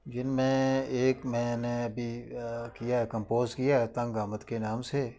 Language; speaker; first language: Urdu; non-native, local second language; Northern Hindko